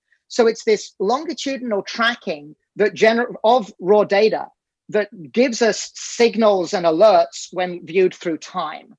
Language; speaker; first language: English; native; English